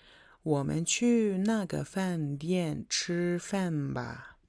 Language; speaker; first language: Chinese; non-native, fluent; Mongolian